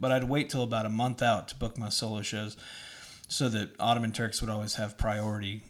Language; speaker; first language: English; native; English